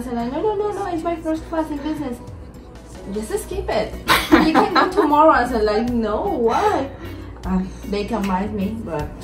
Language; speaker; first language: English; non-native, learner; Spanish